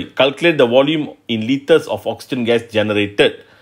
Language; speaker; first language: English; non-native, local second language; Malay